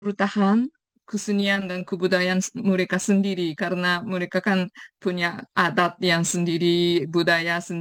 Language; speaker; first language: Indonesian; non-native, fluent; Japanese